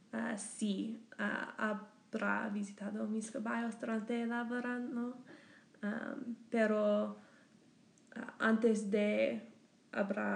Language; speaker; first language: Spanish; non-native, learner; English